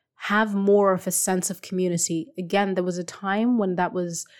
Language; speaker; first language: English; non-native, local second language; Shona